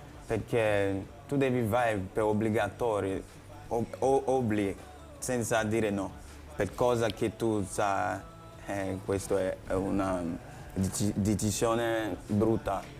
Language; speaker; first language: Italian; non-native, learner; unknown